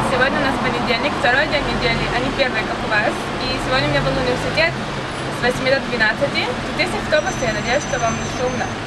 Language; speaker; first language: Russian; early bilingual, heritage; Russian